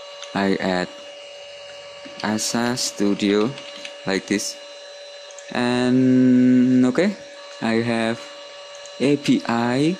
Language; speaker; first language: English; non-native, learner; Indonesian